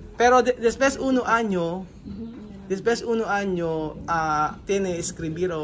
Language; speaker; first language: Spanish; non-native, learner; Filipino